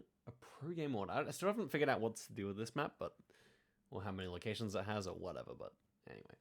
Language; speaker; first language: English; native; English